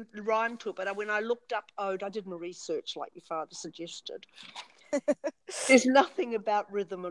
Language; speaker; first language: English; native; English